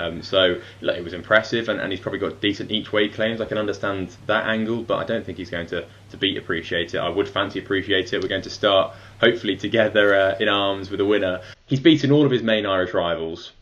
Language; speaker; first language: English; native; English